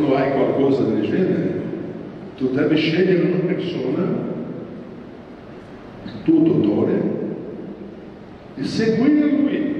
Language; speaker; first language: Italian; non-native, fluent; Portuguese